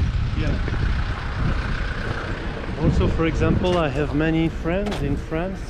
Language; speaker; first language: English; non-native, fluent; French